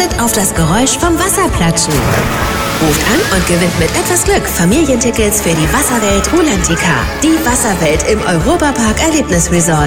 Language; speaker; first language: German; native; German